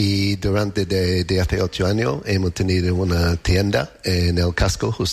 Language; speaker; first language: Spanish; non-native, learner; English